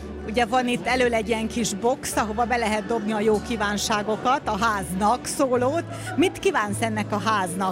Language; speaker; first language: Hungarian; native; Hungarian